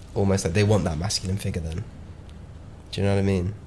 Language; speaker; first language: English; native; English